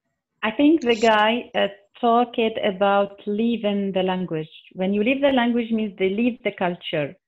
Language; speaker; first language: English; non-native, learner; Arabic